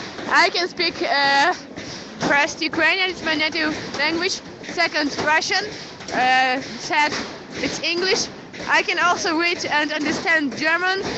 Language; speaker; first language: English; non-native, fluent; Ukrainian